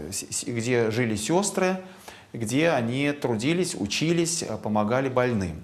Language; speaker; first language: Russian; native; Russian